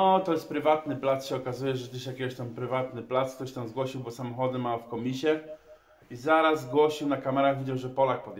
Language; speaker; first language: Polish; native; Polish